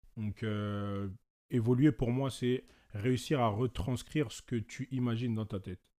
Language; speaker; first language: French; native; French